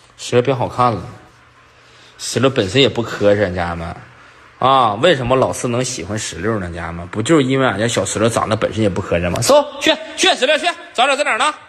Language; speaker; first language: Chinese; native; Chinese